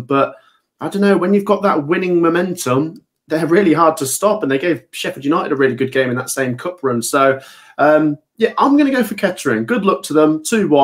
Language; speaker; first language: English; native; English